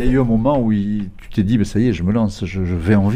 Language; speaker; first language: French; native; French